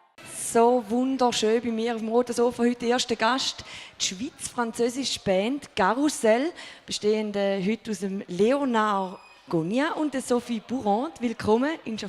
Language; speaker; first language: German; native; German